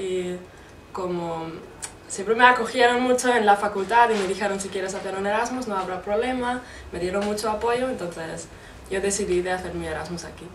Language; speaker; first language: Spanish; non-native, fluent; German